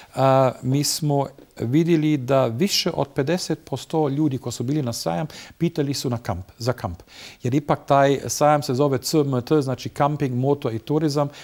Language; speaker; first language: Bosnian; non-native, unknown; German